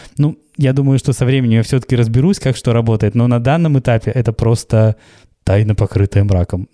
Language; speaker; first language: Russian; native; Russian